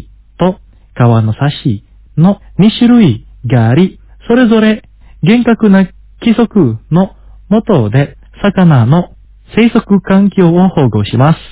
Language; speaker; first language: Japanese; non-native, fluent; Indonesian